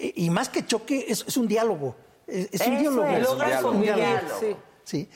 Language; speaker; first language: Spanish; native; Spanish